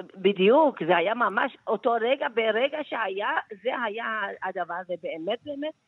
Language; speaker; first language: Hebrew; early bilingual, other home language; Persian